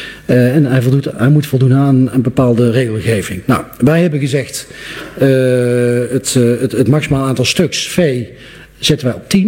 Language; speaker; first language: Dutch; native; Dutch